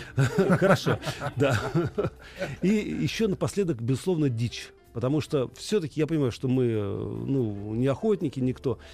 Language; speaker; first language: Russian; native; Russian